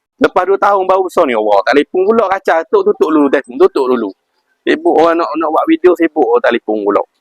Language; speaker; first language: Malay; native; Malay